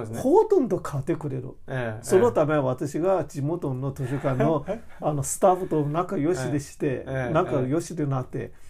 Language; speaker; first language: Japanese; non-native, fluent; Chinese